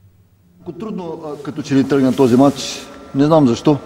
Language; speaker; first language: Bulgarian; native; Bulgarian